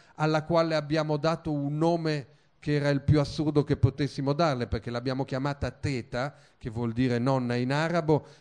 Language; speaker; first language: Italian; early bilingual, other home language; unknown